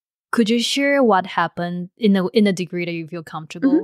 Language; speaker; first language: English; non-native, fluent; Chinese